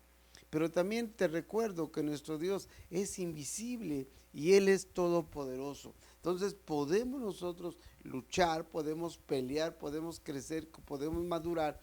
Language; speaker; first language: Spanish; native; Spanish